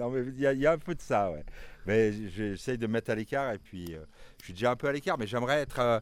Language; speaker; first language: French; native; French